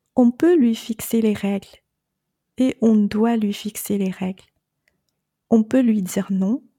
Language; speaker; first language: French; non-native, fluent; Chinese